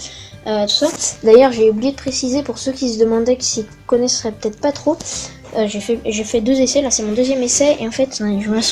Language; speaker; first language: French; native; French